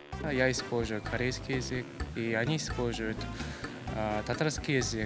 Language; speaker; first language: Russian; non-native, fluent; Korean